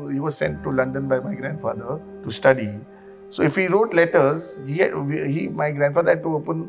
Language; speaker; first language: English; non-native, local second language; Konkani